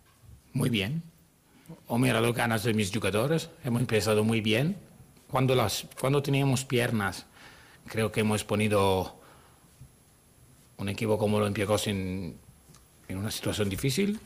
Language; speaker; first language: Spanish; non-native, learner; Italian